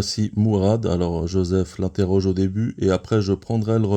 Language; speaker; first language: French; native; French